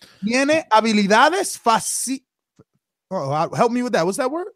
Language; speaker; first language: English; early bilingual, other home language; Spanish